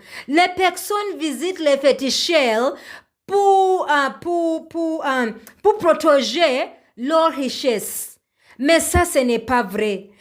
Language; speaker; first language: French; non-native, learner; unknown